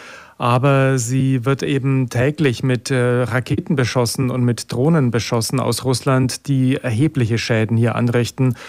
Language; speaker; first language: German; native; German